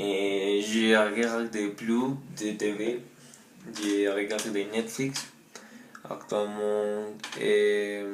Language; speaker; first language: French; non-native, learner; Spanish